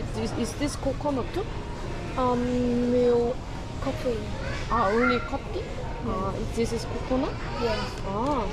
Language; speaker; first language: English; non-native, learner; Korean